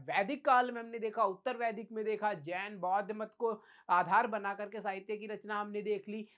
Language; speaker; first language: Hindi; native; Hindi